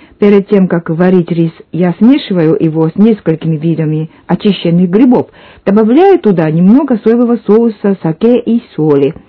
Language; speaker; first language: Russian; non-native, fluent; Japanese